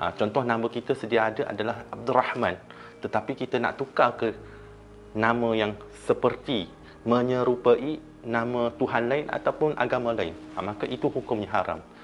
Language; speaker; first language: Malay; non-native, local second language; Chinese